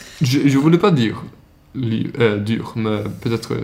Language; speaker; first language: French; non-native, learner; Swedish